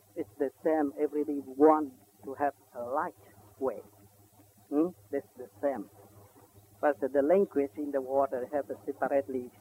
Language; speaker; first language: English; non-native, learner; Vietnamese